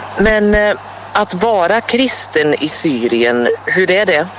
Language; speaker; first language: Swedish; native; Swedish